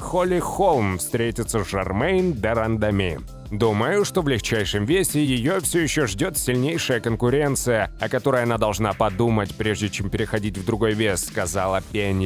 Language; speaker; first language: Russian; native; Russian